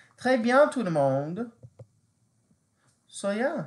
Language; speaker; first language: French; non-native, fluent; English